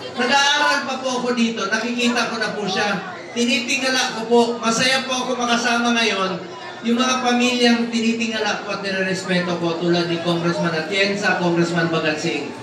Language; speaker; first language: Filipino; non-native, local second language; Cebuano